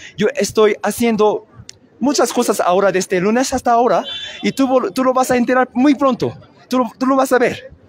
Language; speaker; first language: Spanish; non-native, learner; Korean